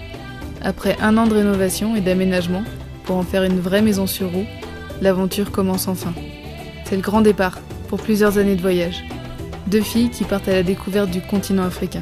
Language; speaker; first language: French; native; French